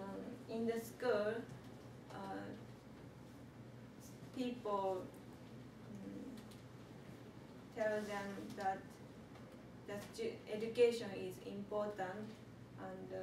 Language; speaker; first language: English; non-native, learner; Japanese